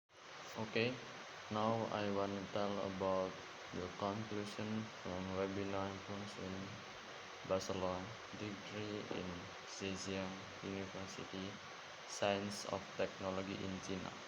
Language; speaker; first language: English; non-native, learner; Indonesian